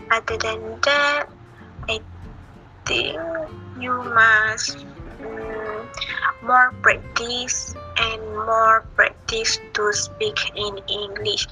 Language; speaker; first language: English; non-native, learner; Malay